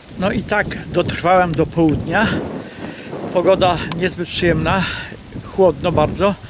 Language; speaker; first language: Polish; native; Polish